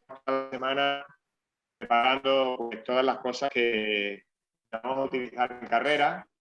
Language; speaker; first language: Spanish; native; Spanish